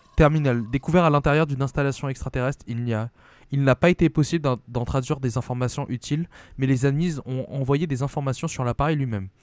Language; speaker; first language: French; native; French